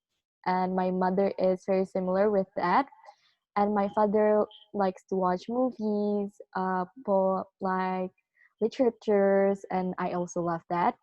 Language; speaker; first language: English; non-native, learner; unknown